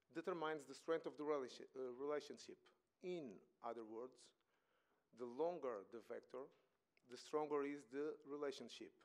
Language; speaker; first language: English; non-native, fluent; Portuguese